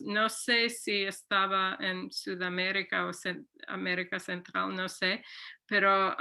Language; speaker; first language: Spanish; non-native, fluent; English